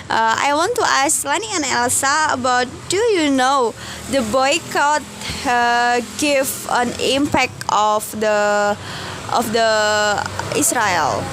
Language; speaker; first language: English; non-native, learner; Indonesian